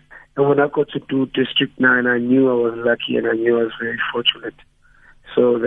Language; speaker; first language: English; non-native, local second language; Zulu